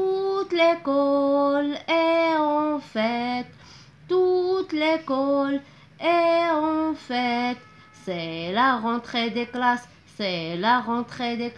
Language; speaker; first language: French; non-native, local second language; Arabic